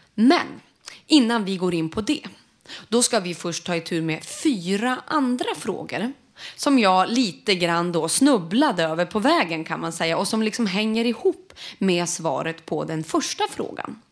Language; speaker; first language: Swedish; native; Swedish